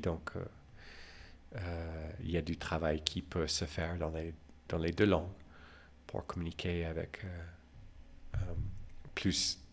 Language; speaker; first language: French; non-native, fluent; English